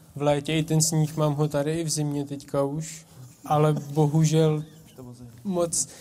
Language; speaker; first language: Czech; native; Czech